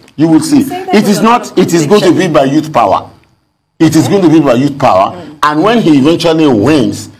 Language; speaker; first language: English; non-native, local second language; Yoruba